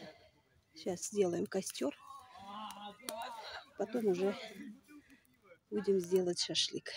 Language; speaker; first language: Russian; non-native, learner; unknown